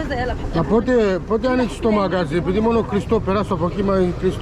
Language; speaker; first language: Greek; non-native, learner; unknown